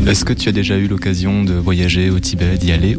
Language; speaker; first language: French; native; French